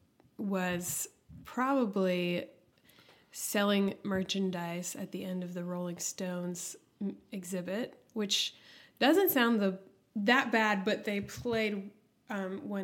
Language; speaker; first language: English; native; English